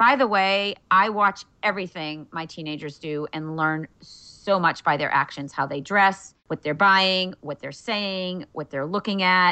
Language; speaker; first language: English; native; English